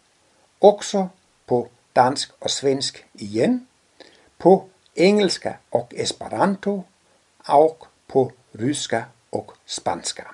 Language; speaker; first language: Swedish; non-native, fluent; Danish